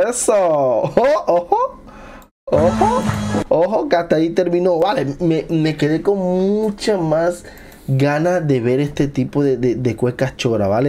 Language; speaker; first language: Spanish; native; Spanish